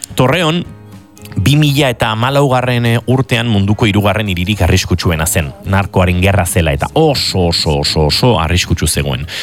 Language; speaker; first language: Basque; native; Basque